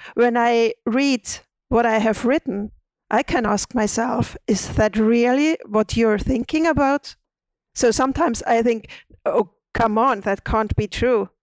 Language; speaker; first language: English; non-native, fluent; German